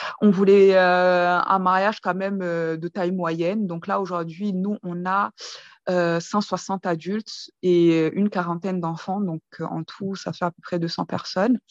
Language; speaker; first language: French; early bilingual, other home language; Kinyarwanda